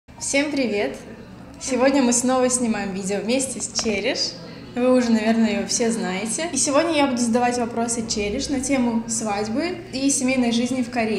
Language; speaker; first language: Russian; native; Russian